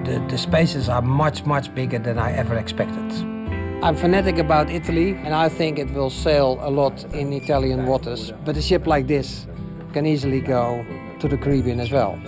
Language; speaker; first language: English; non-native, fluent; Dutch